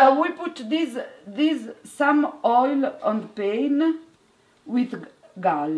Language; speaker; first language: English; non-native, learner; Italian